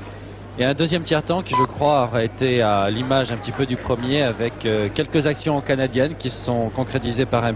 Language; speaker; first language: French; native; French